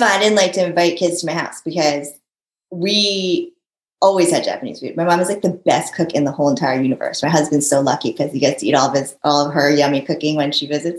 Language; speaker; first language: English; early bilingual, other home language; Japanese